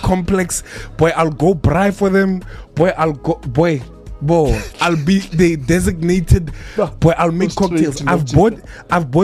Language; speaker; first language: English; non-native, local second language; Tswana